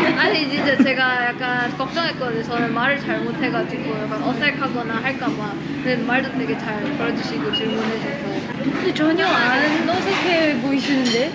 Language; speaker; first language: Korean; non-native, fluent; Indonesian